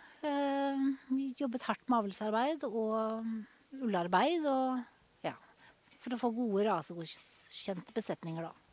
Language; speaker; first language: Norwegian; native; Norwegian